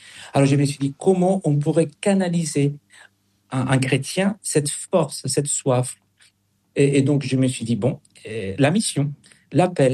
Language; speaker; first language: French; non-native, fluent; Spanish